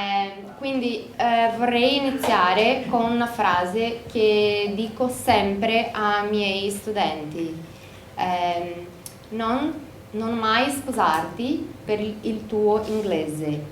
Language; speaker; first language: Italian; non-native, learner; Portuguese